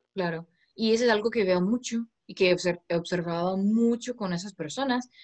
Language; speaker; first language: Spanish; non-native, fluent; English